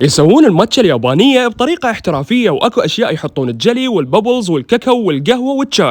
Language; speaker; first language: Arabic; native; Arabic